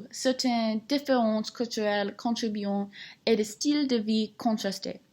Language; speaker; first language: French; non-native, learner; English